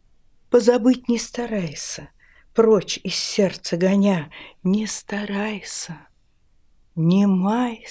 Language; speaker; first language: Russian; native; Russian